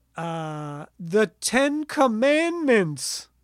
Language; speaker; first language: English; native; English